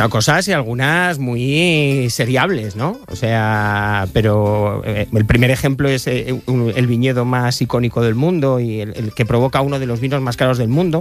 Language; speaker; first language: Spanish; native; Spanish